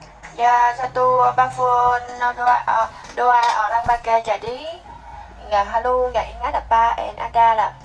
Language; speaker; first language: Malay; non-native, learner; Vietnamese